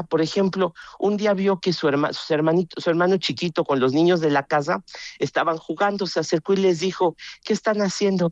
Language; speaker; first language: Spanish; native; Spanish